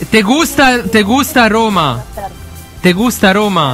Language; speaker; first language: Spanish; non-native, learner; Italian